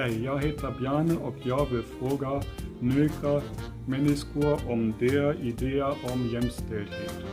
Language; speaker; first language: Swedish; non-native, learner; German